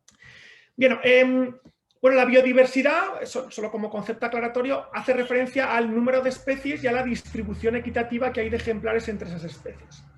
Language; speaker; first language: Spanish; native; Spanish